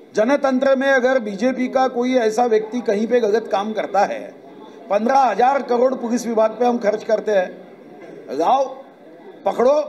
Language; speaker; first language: Hindi; non-native, local second language; Marathi